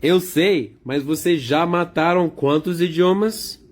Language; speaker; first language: Portuguese; non-native, learner; English